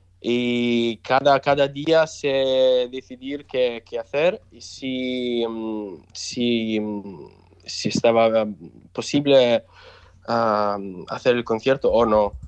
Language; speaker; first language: Spanish; non-native, local second language; Italian